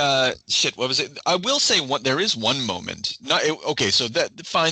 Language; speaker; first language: English; native; English